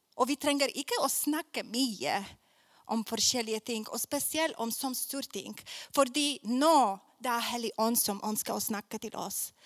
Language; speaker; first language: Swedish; non-native, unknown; Polish